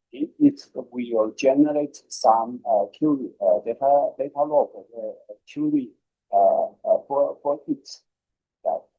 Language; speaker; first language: English; non-native, learner; Chinese